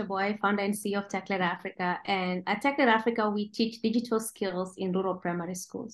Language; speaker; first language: English; non-native, local second language; Kalenjin